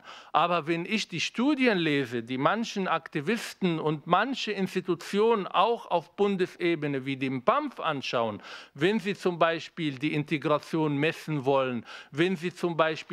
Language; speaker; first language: German; non-native, fluent; Arabic